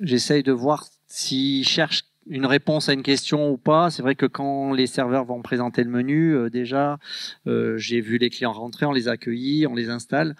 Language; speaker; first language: French; native; French